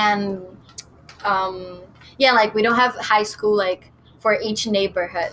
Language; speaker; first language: English; non-native, learner; Portuguese